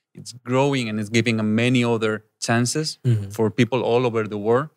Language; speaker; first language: English; non-native, fluent; Spanish